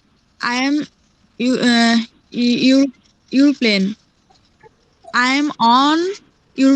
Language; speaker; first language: English; non-native, learner; Bangla